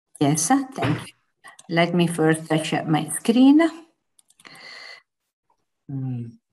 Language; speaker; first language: English; non-native, fluent; Italian